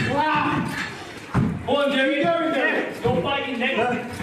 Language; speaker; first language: English; native; English